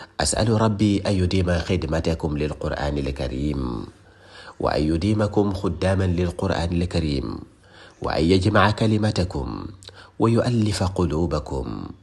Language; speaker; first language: Arabic; non-native, fluent; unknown